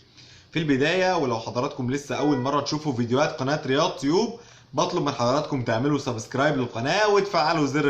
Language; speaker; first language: Arabic; native; Arabic